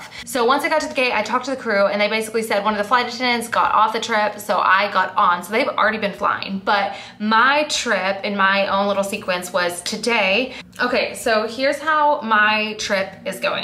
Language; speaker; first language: English; native; English